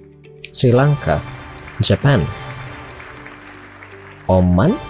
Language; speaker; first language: English; non-native, learner; Indonesian